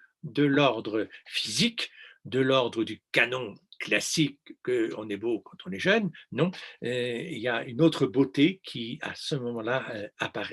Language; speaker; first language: French; native; French